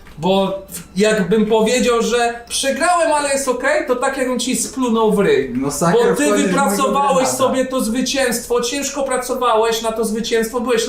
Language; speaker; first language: Polish; native; Polish